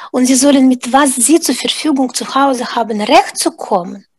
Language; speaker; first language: German; non-native, fluent; Russian